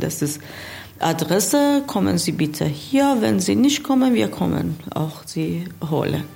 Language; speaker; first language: German; non-native, learner; Persian